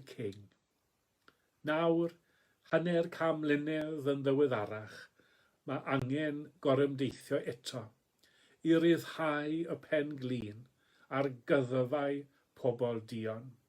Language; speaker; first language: Welsh; native; Welsh